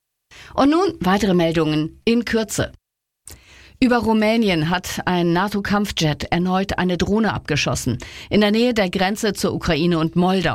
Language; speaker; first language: German; native; German